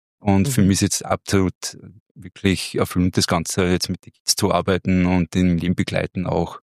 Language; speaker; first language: German; native; German